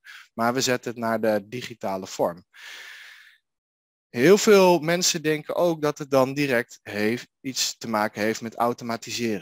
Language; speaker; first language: Dutch; native; Dutch